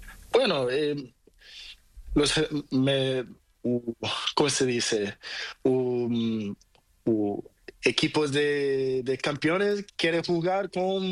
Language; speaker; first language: Spanish; non-native, learner; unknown